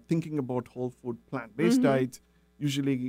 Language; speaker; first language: English; non-native, local second language; Telugu